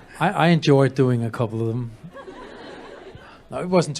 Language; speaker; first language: English; non-native, fluent; Danish